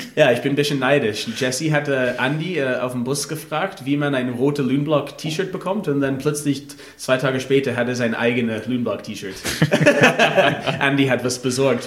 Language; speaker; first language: German; non-native, fluent; English